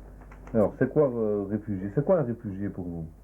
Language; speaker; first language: French; native; French